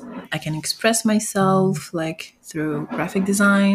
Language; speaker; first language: English; non-native, fluent; French